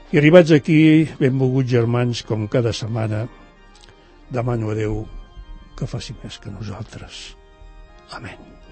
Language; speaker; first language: Catalan; native; Catalan